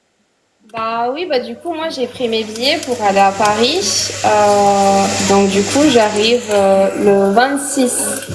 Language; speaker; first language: French; native; French